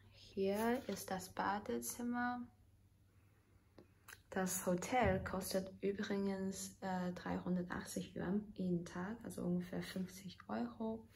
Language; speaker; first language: German; non-native, fluent; Chinese